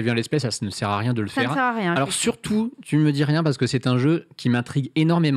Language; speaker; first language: French; native; French